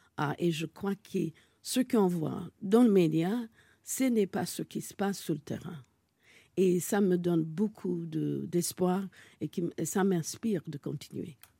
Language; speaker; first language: French; non-native, fluent; English